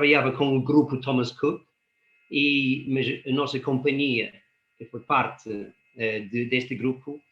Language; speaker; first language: Portuguese; non-native, fluent; English